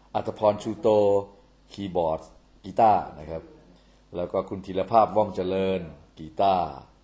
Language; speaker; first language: Thai; native; Thai